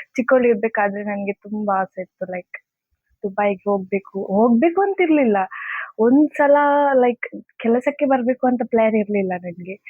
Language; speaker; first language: Kannada; native; Kannada